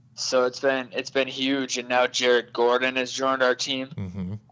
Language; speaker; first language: English; native; English